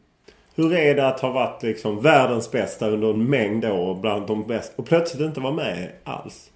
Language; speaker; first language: Swedish; native; Swedish